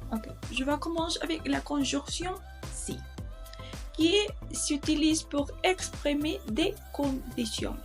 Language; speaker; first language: French; non-native, learner; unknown